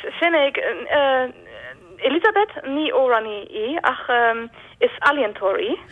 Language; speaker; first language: Irish; non-native, fluent; German